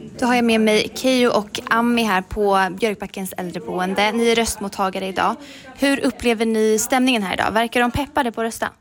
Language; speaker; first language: Swedish; native; Swedish